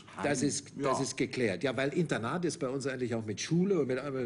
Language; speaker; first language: German; native; German